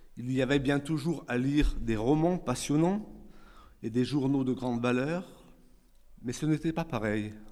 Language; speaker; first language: French; native; French